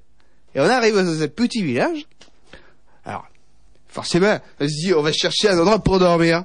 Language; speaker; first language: French; native; French